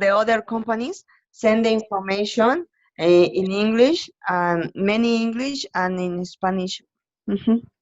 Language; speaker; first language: English; non-native, learner; Spanish